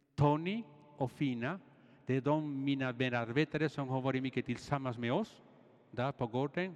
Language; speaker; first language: Swedish; non-native, fluent; Spanish